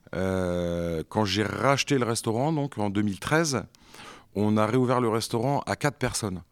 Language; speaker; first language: French; native; French